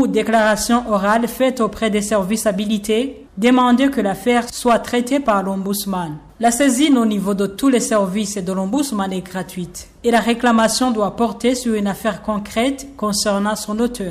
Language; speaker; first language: French; non-native, local second language; Rundi